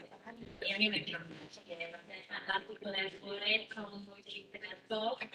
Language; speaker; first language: Catalan; non-native, fluent; English